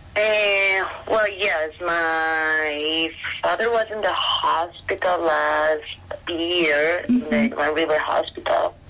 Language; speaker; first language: English; non-native, learner; Spanish